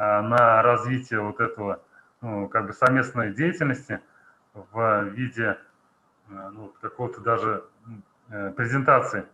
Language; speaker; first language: Russian; native; Russian